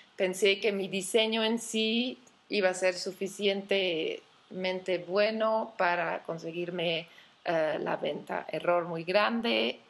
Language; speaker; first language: Spanish; non-native, fluent; Dutch